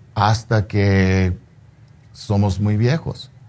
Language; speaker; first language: Spanish; non-native, fluent; English